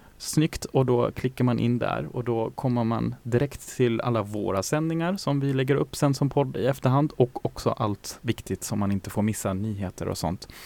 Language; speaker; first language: Swedish; native; Swedish